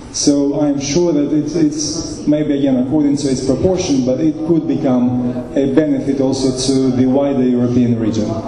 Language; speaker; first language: English; non-native, fluent; Romanian